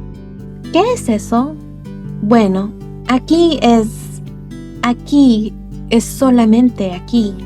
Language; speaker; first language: Spanish; early bilingual, other home language; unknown